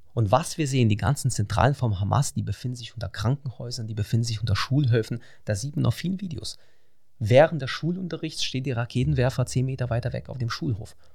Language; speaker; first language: German; non-native, fluent; Russian